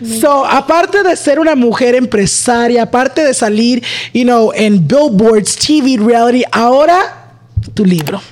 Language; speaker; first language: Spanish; early bilingual, heritage; Spanish